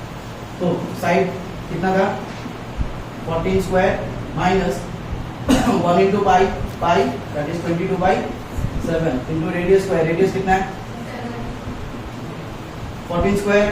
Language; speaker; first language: Hindi; native; Hindi